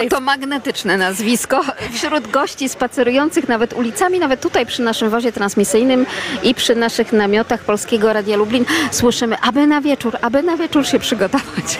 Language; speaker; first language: Polish; native; Polish